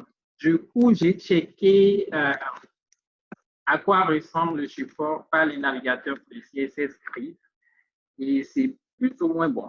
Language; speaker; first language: French; native; French